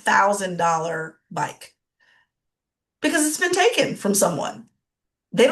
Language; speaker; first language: English; native; English